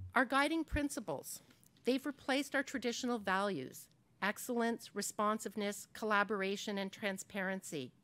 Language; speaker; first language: English; native; English